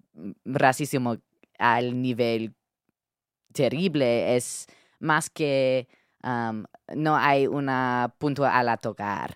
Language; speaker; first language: Spanish; non-native, learner; English